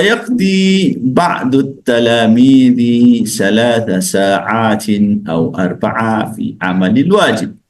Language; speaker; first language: Arabic; non-native, fluent; Malay